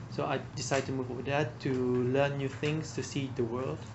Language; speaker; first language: English; non-native, fluent; Vietnamese